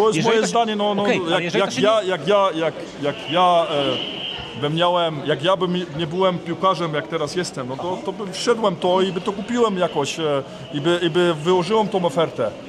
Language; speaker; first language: Polish; early bilingual, heritage; Polish